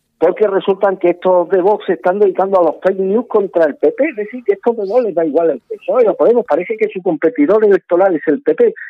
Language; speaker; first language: Spanish; native; Spanish